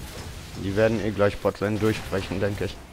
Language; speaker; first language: German; native; German